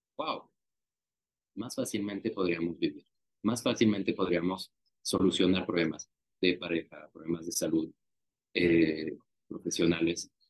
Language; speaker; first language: Spanish; non-native, fluent; French